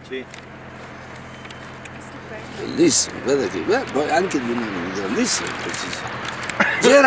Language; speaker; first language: Italian; native; Italian